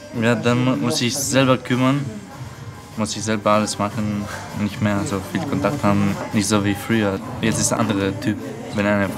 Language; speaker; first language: German; non-native, fluent; Albanian